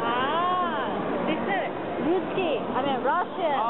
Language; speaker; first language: English; non-native, fluent; Korean